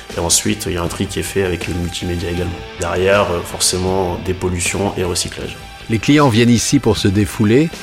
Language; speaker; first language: French; native; French